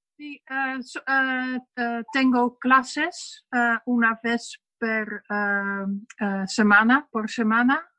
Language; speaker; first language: Spanish; non-native, learner; Dutch